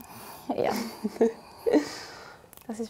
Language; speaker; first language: German; non-native, fluent; Icelandic